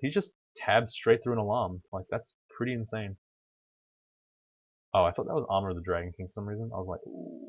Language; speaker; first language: English; native; English